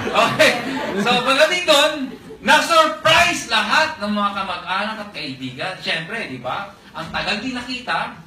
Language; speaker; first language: Filipino; non-native, local second language; Hiligaynon